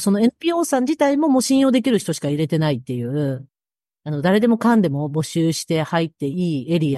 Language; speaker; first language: Japanese; native; Japanese